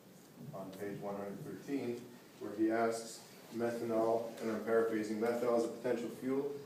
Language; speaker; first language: English; native; English